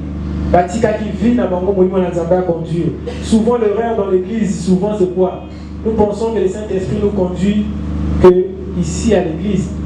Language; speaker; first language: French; non-native, local second language; Lingala